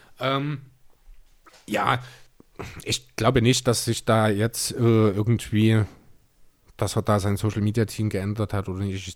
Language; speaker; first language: German; native; German